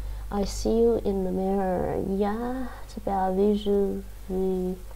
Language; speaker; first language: English; native; English